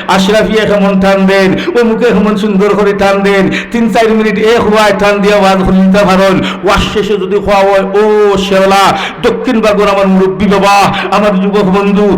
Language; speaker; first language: Bangla; non-native, local second language; Sylheti